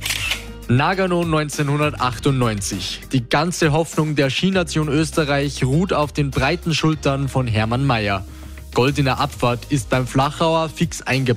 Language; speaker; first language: German; native; German